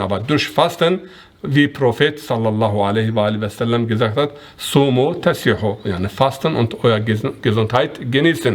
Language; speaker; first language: German; non-native, learner; Persian